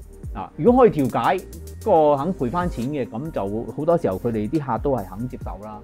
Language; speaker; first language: Cantonese; native; Cantonese